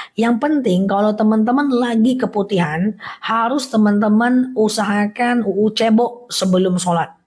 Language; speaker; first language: Indonesian; non-native, local second language; Minangkabau